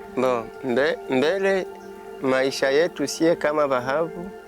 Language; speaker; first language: Swahili; non-native, local second language; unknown